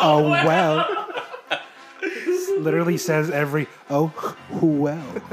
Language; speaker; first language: English; early bilingual, other home language; Spanish